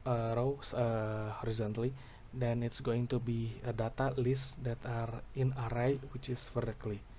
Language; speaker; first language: English; non-native, local second language; Indonesian